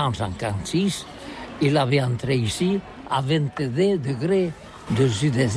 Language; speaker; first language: French; non-native, learner; Catalan